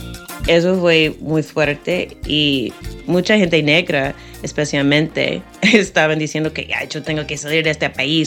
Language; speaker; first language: Spanish; non-native, fluent; English